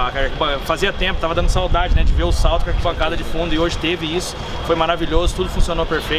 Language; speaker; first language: Portuguese; native; Portuguese